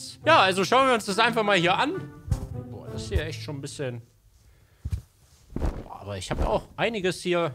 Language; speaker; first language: German; native; German